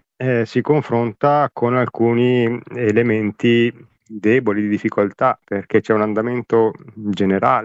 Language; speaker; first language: Italian; native; Italian